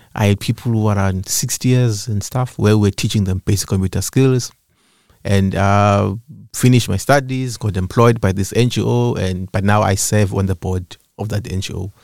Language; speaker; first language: English; non-native, local second language; Xhosa